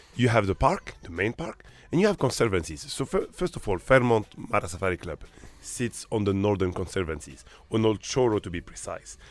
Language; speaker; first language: English; non-native, fluent; Arabic